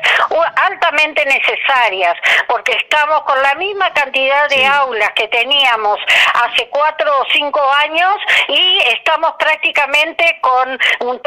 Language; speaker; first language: Spanish; native; Spanish